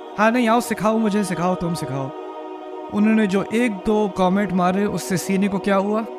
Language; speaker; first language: Urdu; early bilingual, heritage; Urdu